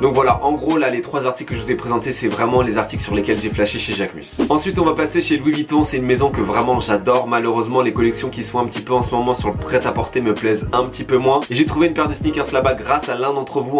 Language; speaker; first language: French; native; French